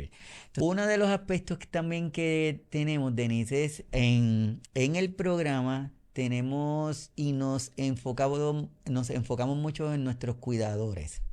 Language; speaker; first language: Spanish; native; Spanish